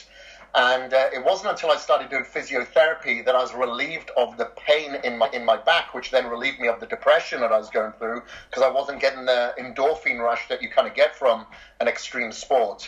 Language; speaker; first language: English; native; English